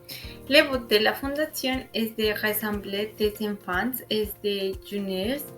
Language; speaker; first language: French; non-native, learner; Spanish